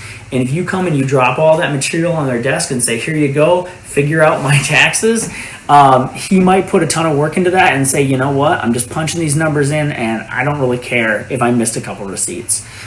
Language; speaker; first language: English; native; English